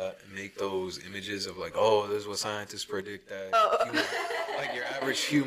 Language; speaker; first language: English; early bilingual, other home language; Spanish